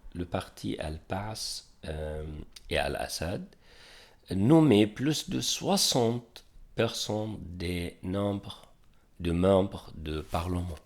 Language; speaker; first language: French; non-native, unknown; Arabic